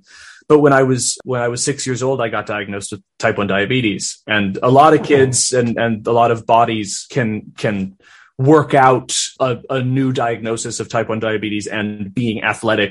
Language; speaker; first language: English; native; English